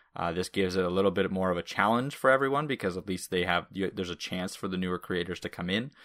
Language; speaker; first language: English; non-native, fluent; Russian